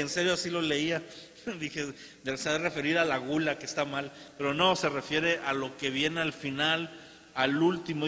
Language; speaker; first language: Spanish; native; Spanish